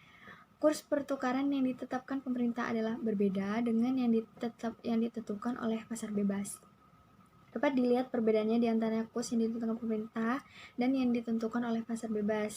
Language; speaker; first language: Indonesian; native; Indonesian